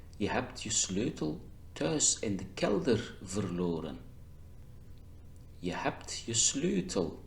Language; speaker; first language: Dutch; non-native, fluent; Turkish